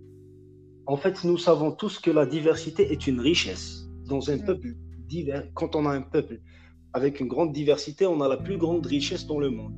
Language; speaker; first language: French; non-native, local second language; Kabyle